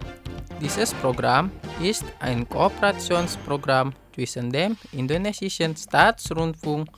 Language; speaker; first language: German; non-native, fluent; Indonesian